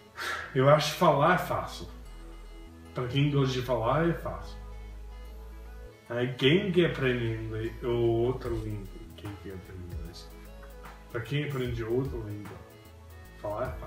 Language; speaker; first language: Portuguese; non-native, fluent; English